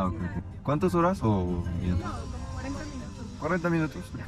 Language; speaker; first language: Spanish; non-native, learner; French